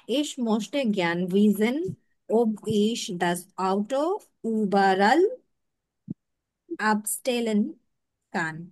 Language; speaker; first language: German; non-native, learner; Bangla